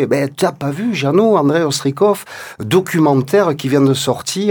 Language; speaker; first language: French; native; French